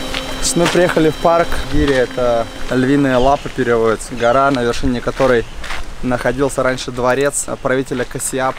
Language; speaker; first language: Russian; native; Russian